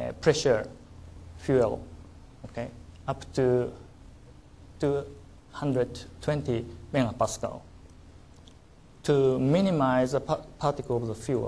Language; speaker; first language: English; non-native, learner; Japanese